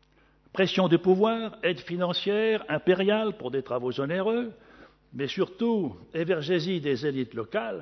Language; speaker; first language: French; native; French